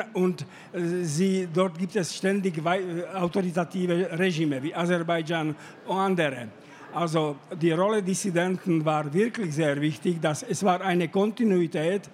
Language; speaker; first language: German; non-native, fluent; Slovak